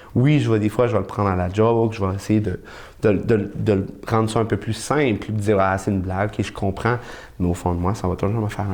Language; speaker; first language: French; native; French